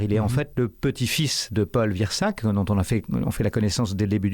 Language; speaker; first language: French; native; French